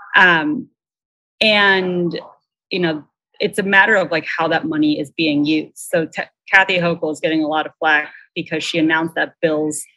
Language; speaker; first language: English; native; English